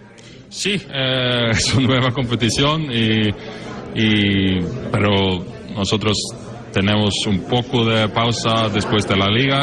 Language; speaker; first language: Spanish; non-native, learner; Norwegian